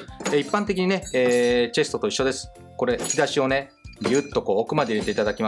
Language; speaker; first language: Japanese; native; Japanese